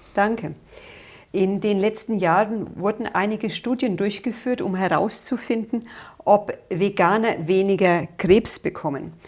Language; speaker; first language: German; native; German